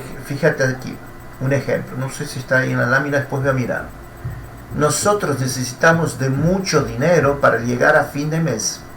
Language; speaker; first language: Spanish; non-native, fluent; Portuguese